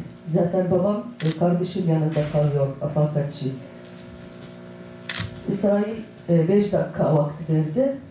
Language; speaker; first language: Turkish; non-native, learner; Arabic